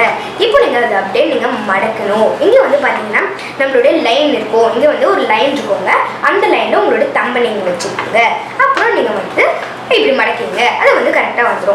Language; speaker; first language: Tamil; native; Tamil